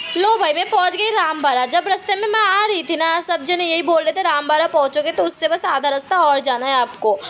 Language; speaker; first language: Hindi; non-native, local second language; Bangla